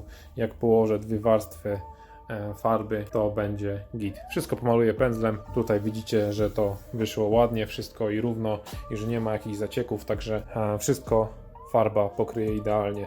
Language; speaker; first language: Polish; native; Polish